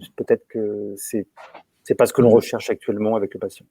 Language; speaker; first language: French; native; French